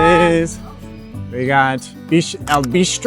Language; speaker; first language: Spanish; non-native, learner; English